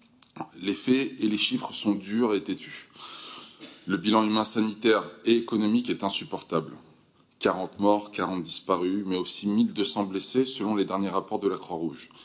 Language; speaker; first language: French; native; French